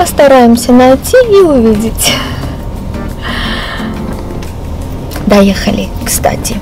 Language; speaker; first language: Russian; non-native, local second language; Armenian